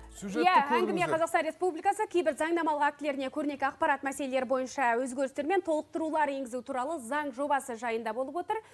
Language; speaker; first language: Kazakh; native; Kazakh